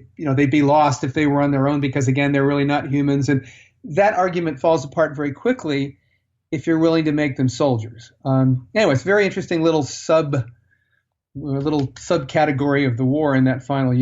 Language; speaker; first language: English; native; English